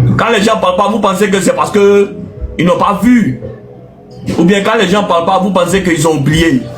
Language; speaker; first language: French; non-native, local second language; Arabic